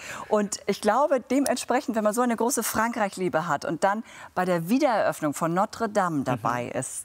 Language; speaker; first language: German; native; German